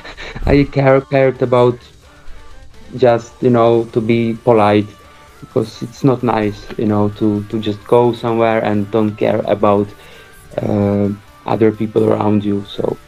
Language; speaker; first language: English; early bilingual, other home language; Czech